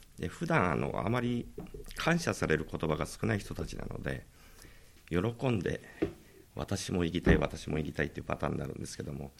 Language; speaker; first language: Japanese; native; Japanese